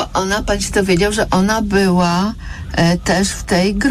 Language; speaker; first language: Polish; native; Polish